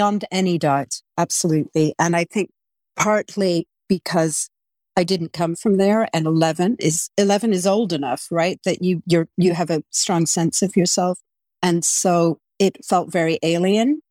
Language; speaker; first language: English; native; English